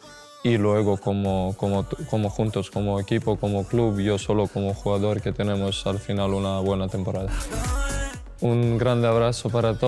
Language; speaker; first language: Spanish; non-native, fluent; Serbian